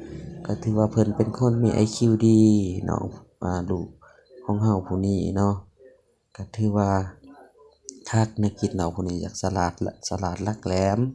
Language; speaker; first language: Thai; non-native, local second language; Lao